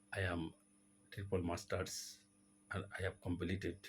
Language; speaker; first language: English; non-native, local second language; Bangla